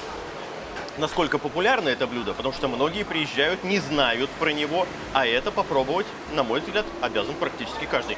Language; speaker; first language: Russian; native; Russian